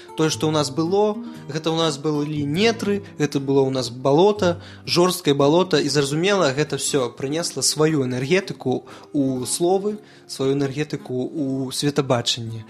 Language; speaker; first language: Belarusian; non-native, local second language; Russian